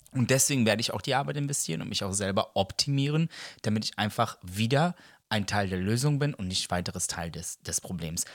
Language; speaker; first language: German; early bilingual, other home language; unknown